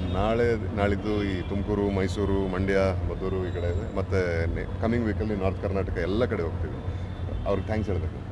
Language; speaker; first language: Kannada; native; Kannada